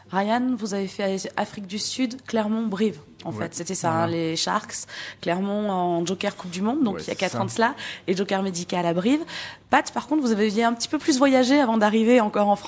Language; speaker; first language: French; native; French